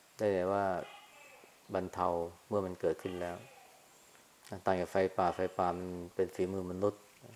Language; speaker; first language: Thai; native; Thai